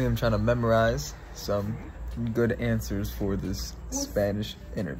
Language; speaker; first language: English; native; English